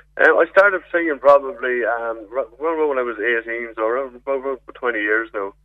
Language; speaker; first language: English; native; English